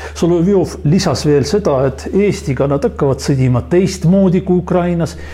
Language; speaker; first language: Estonian; non-native, local second language; Russian